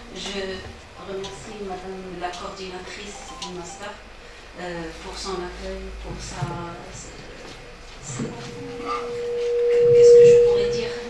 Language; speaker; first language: French; non-native, local second language; Arabic